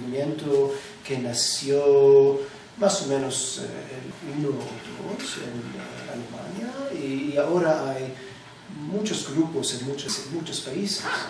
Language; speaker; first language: Spanish; non-native, fluent; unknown